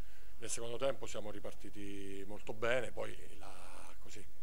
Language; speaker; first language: Italian; native; Italian